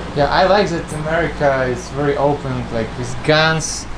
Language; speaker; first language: English; non-native, learner; Russian